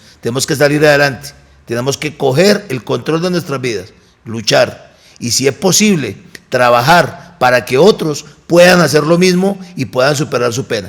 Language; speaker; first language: Spanish; native; Spanish